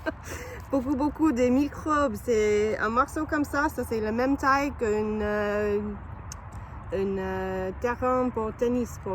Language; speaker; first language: French; non-native, learner; English